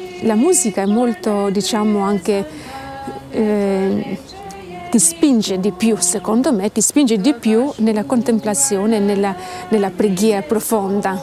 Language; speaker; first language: Italian; non-native, learner; Albanian